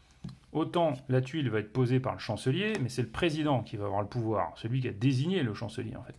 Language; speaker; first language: French; native; French